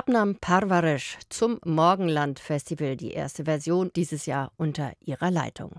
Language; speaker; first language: German; native; German